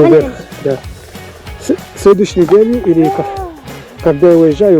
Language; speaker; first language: Russian; non-native, learner; English